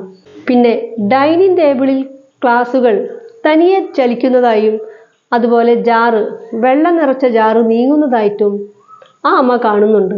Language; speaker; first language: Malayalam; native; Malayalam